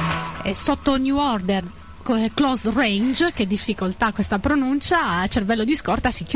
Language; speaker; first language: Italian; native; Italian